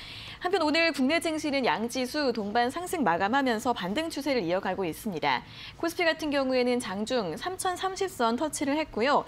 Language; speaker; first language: Korean; native; Korean